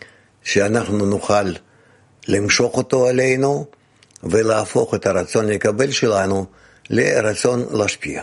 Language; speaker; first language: Hebrew; non-native, fluent; Russian